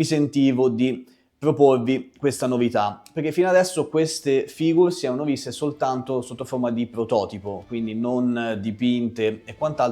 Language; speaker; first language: Italian; native; Italian